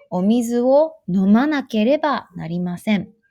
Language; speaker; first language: Japanese; non-native, fluent; English